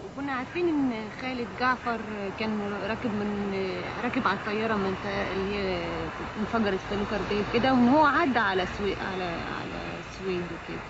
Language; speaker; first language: Arabic; native; Arabic